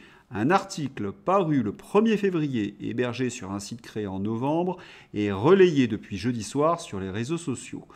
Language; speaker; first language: French; native; French